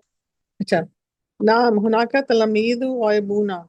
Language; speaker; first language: Arabic; non-native, learner; Urdu